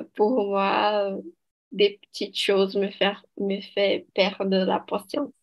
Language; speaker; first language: French; non-native, learner; Portuguese